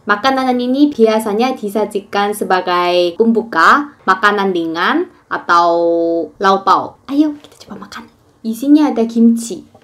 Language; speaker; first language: Indonesian; non-native, fluent; Korean